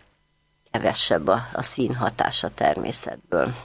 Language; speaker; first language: Hungarian; native; Hungarian